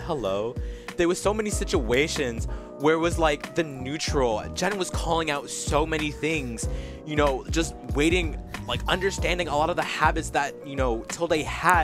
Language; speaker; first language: English; native; English